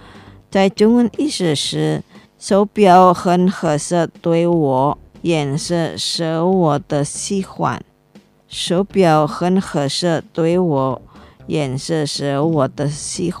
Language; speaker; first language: Chinese; non-native, learner; Indonesian